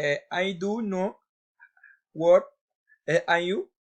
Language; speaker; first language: English; non-native, learner; Spanish